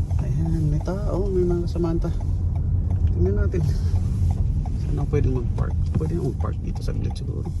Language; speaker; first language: Filipino; native; Filipino